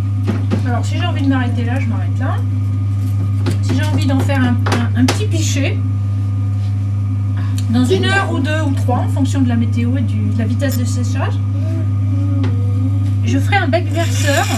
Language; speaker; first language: French; native; French